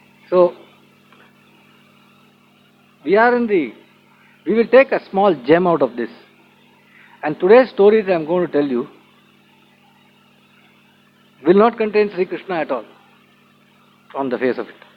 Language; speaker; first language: English; non-native, local second language; Tamil